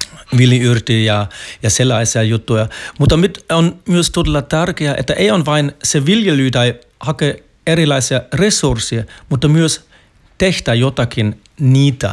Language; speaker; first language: Finnish; non-native, fluent; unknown